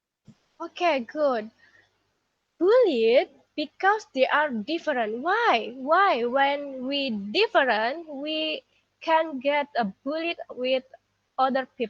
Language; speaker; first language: English; non-native, learner; Indonesian